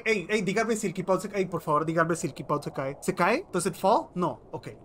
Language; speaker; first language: Spanish; native; Spanish